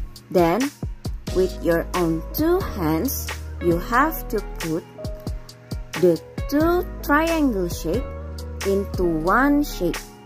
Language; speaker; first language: English; non-native, fluent; Indonesian